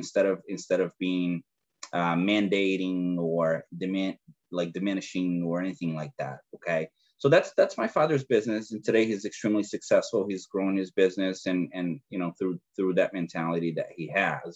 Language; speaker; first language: English; non-native, fluent; Portuguese